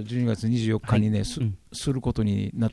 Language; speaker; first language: Japanese; native; Japanese